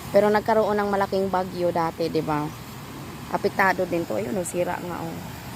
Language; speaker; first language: Filipino; non-native, local second language; Cebuano